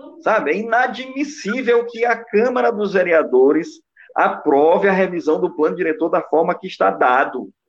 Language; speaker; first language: Portuguese; native; Portuguese